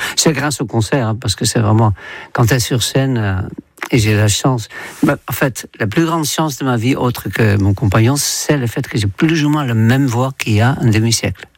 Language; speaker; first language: French; non-native, fluent; Dutch